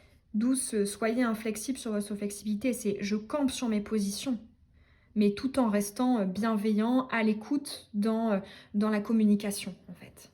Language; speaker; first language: French; native; French